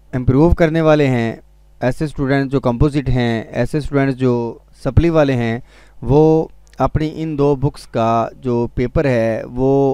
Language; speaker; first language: Urdu; non-native, local second language; Punjabi